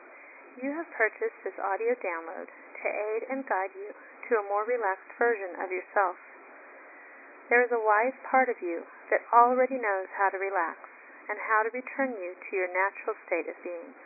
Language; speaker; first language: English; native; English